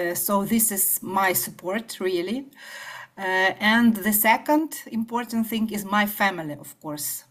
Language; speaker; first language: English; non-native, fluent; Ukrainian